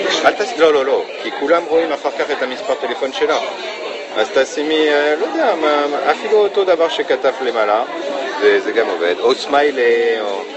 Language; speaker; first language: Hebrew; non-native, fluent; French